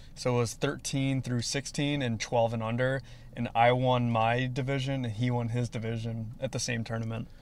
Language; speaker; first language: English; native; English